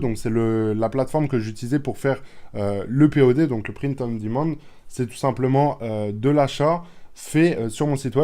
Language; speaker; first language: French; native; French